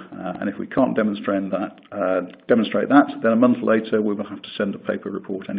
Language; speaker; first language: English; native; English